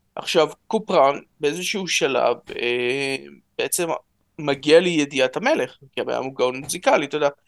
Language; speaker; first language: Hebrew; early bilingual, other home language; Russian